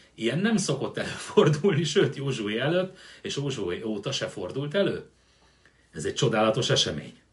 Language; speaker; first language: Hungarian; native; Hungarian